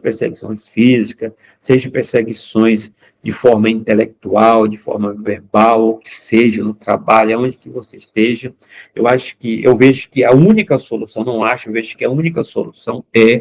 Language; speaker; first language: Portuguese; native; Portuguese